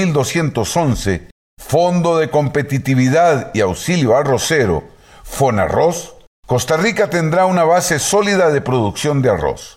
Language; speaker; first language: Spanish; native; Spanish